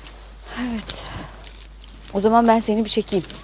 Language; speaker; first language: Turkish; native; Turkish